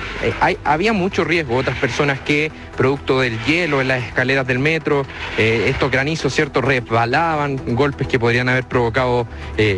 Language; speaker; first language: Spanish; native; Spanish